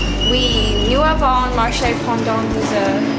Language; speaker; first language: French; non-native, learner; English